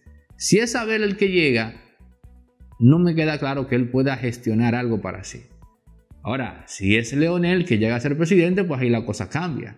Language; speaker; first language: Spanish; native; Spanish